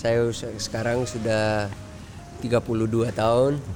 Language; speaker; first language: Indonesian; early bilingual, heritage; Dutch